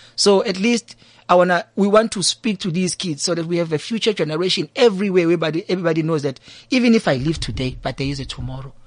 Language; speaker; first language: English; non-native, local second language; Zulu